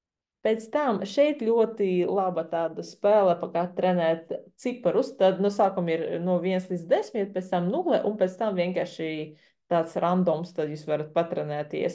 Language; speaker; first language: Latvian; non-native, fluent; Chinese